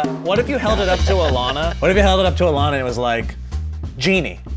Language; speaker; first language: English; native; English